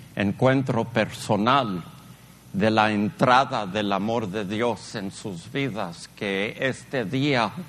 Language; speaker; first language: Spanish; early bilingual, heritage; Spanish